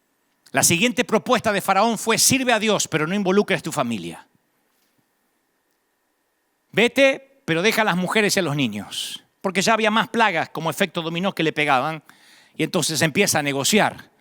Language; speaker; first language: Spanish; native; Spanish